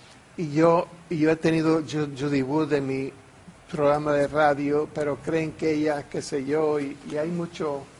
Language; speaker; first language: Spanish; non-native, fluent; English